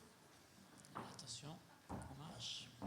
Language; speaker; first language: French; native; French